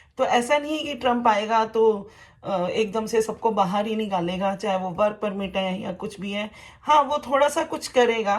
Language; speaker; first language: Hindi; native; Hindi